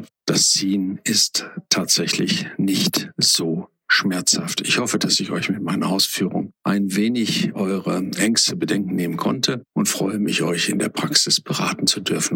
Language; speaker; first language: German; native; German